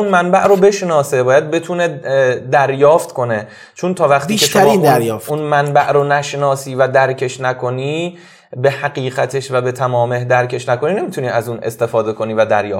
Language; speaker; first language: Persian; native; Persian